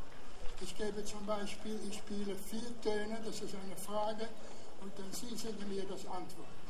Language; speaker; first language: German; non-native, fluent; Dutch